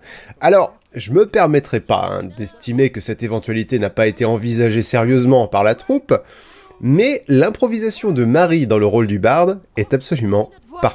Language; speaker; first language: French; native; French